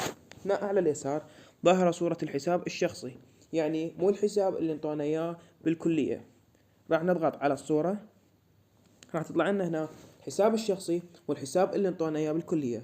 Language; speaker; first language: Arabic; native; Arabic